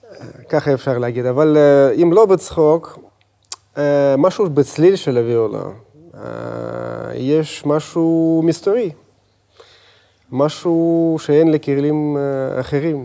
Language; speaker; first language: Hebrew; non-native, fluent; Russian